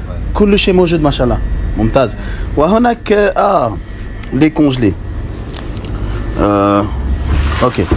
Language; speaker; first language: Arabic; non-native, learner; French